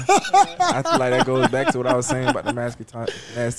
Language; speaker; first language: English; non-native, fluent; Thai